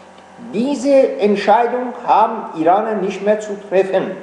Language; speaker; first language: German; non-native, fluent; Persian